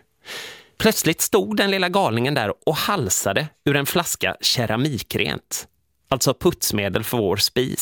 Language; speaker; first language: Swedish; native; Swedish